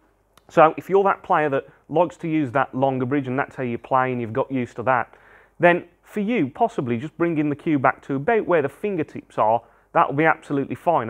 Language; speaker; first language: English; native; English